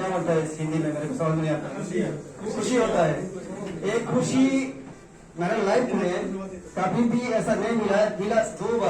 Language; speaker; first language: Hindi; non-native, learner; Bangla